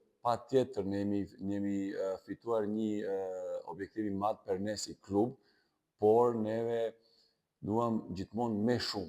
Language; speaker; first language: Albanian; non-native, learner; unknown